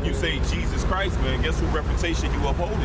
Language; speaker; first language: English; native; English